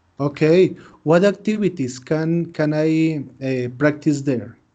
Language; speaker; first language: English; non-native, fluent; Spanish